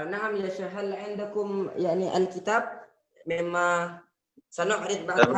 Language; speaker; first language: Arabic; non-native, fluent; Indonesian